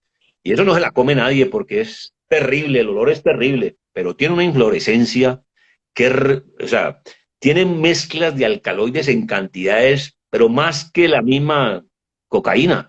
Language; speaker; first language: Spanish; native; Spanish